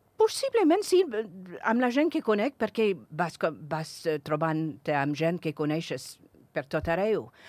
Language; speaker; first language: Catalan; non-native, fluent; English